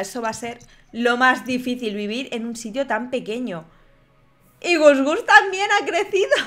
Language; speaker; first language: Spanish; native; Spanish